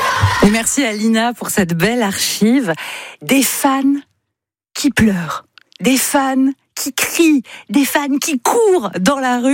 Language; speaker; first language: French; native; French